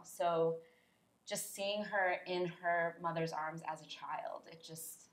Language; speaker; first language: English; native; English